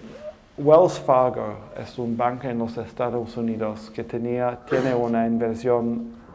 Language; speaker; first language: Spanish; non-native, fluent; English